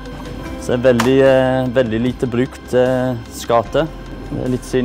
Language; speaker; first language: Norwegian; non-native, fluent; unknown